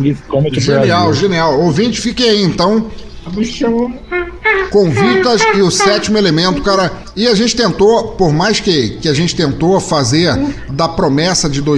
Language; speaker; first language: Portuguese; native; Portuguese